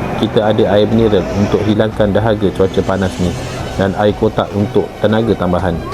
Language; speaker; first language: Malay; native; Malay